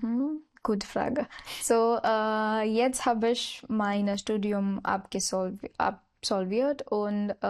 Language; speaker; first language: German; non-native, learner; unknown